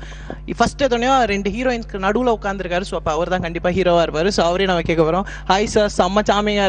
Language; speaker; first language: Tamil; native; Tamil